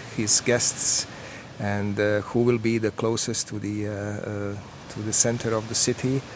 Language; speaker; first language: English; non-native, fluent; Croatian